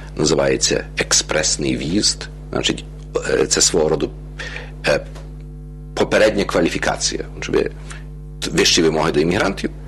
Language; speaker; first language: Ukrainian; early bilingual, heritage; Ukrainian